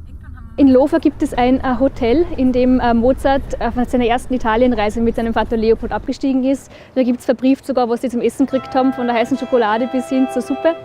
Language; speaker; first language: German; native; German